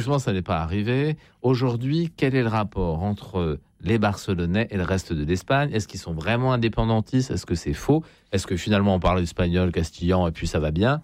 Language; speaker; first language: French; native; French